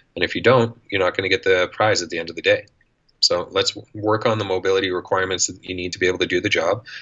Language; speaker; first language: English; native; English